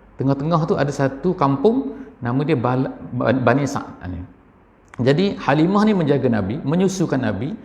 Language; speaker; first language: Malay; native; Malay